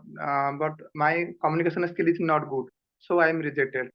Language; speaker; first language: English; non-native, learner; Odia